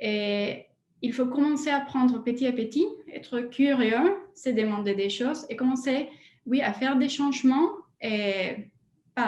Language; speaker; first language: French; non-native, fluent; Spanish